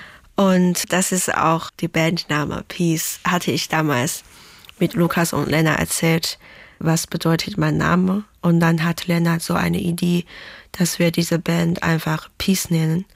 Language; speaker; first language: German; non-native, fluent; Chinese